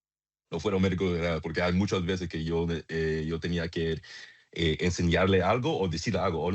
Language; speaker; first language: Spanish; non-native, learner; English